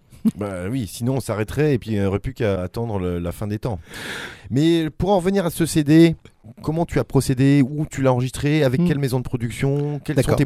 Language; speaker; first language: French; native; French